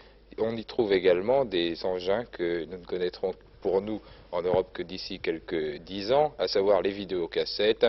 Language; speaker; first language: French; native; French